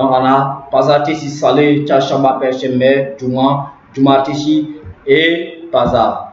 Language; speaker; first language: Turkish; non-native, learner; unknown